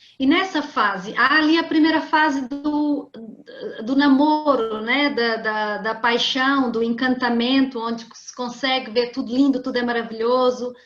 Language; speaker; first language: Portuguese; native; Portuguese